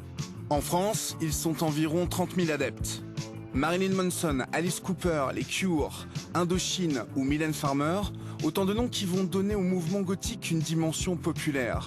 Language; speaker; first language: French; native; French